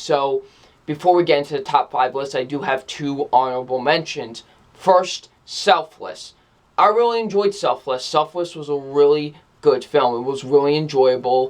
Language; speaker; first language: English; native; English